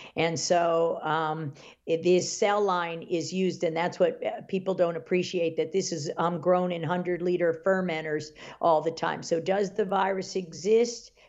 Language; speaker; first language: English; native; English